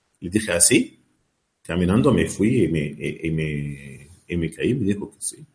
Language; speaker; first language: Spanish; non-native, learner; Arabic